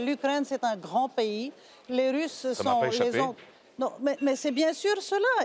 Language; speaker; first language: French; non-native, fluent; Polish